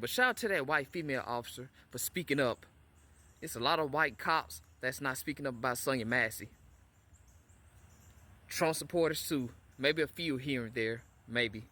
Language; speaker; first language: English; native; English